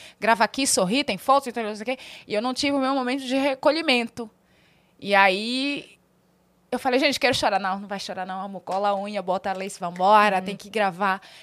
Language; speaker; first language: Portuguese; native; Portuguese